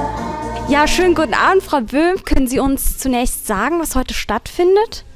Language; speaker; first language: German; native; German